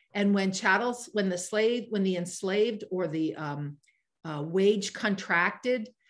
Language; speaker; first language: English; native; English